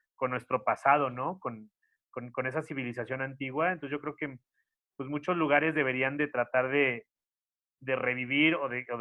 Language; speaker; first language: Spanish; native; Spanish